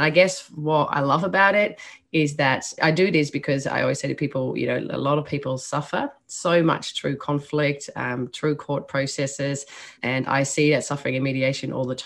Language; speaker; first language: English; non-native, fluent; Dutch